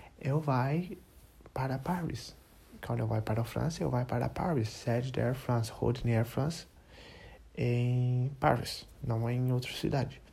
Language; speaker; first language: Portuguese; non-native, learner; English